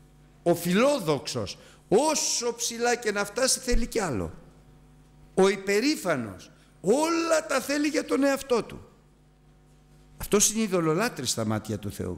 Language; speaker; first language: Greek; native; Greek